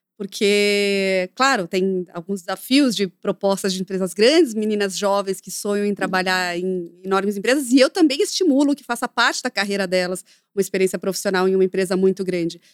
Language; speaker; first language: Portuguese; native; Portuguese